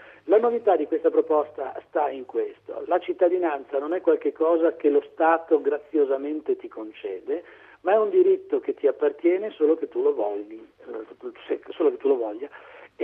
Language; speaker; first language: Italian; native; Italian